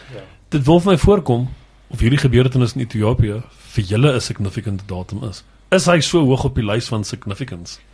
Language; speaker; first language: Afrikaans; native; Afrikaans